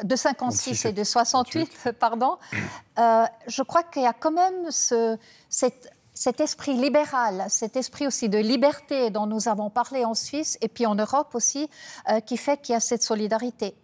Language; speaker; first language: French; non-native, fluent; German